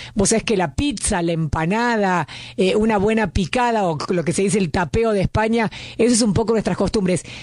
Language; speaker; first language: Spanish; native; Spanish